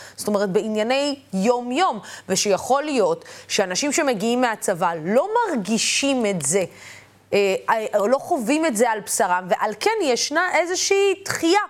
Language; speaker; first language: Hebrew; non-native, local second language; Arabic